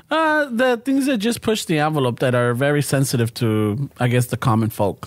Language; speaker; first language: English; early bilingual, other home language; Spanish